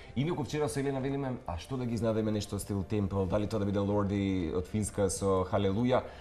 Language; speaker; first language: Macedonian; native; Macedonian